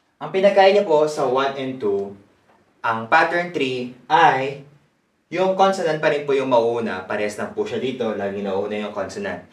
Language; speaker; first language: Filipino; non-native, fluent; Korean